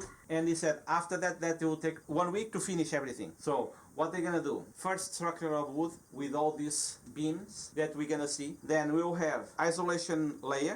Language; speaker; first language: English; non-native, fluent; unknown